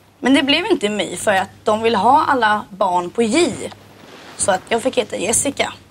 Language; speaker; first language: Swedish; native; Swedish